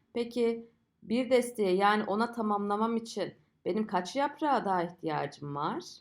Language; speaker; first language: Turkish; native; Turkish